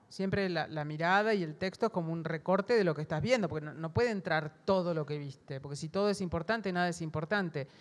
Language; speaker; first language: Spanish; native; Spanish